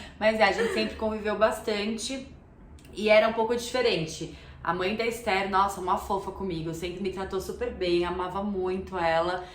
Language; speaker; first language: Portuguese; native; Portuguese